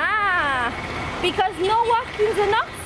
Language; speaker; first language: English; non-native, learner; French